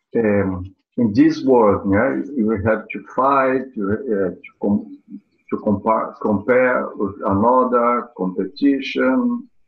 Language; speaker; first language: English; non-native, learner; Portuguese